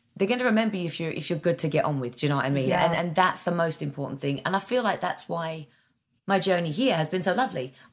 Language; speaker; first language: English; native; English